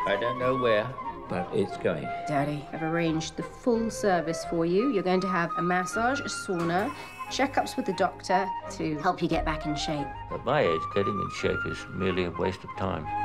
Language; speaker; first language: English; native; English